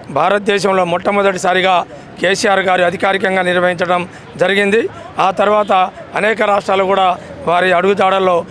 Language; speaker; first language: Telugu; non-native, local second language; Lambadi